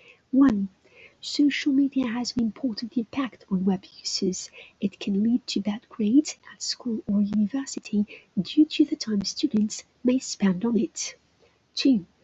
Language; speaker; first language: English; non-native, fluent; French